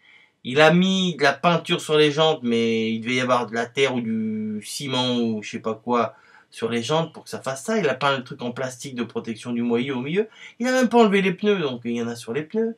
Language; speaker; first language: French; native; French